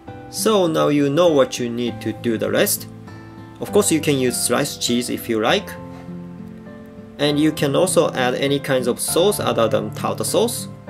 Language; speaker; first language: English; non-native, fluent; Japanese